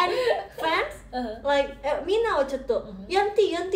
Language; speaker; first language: English; non-native, learner; Indonesian